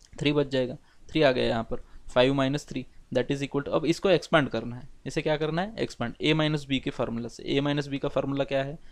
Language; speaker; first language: Hindi; non-native, local second language; Marathi